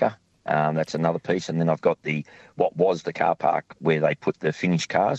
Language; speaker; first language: English; native; English